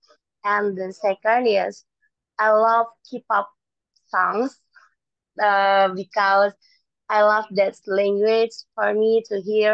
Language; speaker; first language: English; non-native, learner; Indonesian